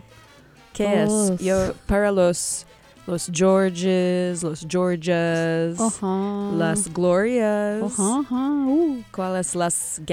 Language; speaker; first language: Spanish; non-native, learner; English